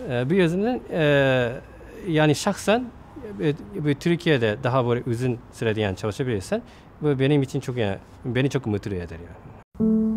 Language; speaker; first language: Turkish; non-native, fluent; Japanese